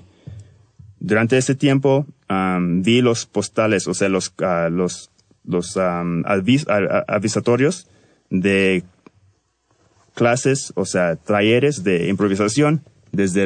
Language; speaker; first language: Spanish; early bilingual, heritage; Spanish